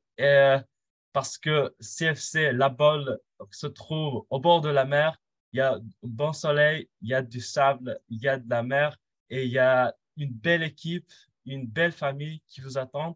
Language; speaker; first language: French; non-native, fluent; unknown